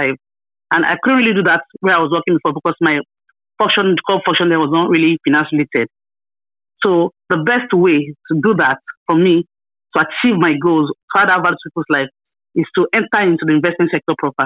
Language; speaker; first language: English; non-native, local second language; Yoruba